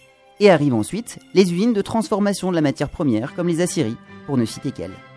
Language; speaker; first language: French; native; French